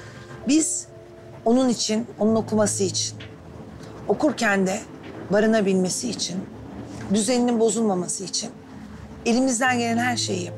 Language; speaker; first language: Turkish; native; Turkish